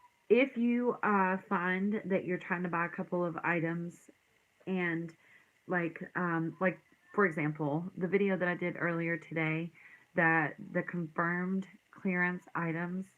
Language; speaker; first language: English; native; English